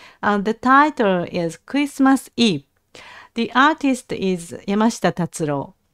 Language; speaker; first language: English; non-native, learner; Japanese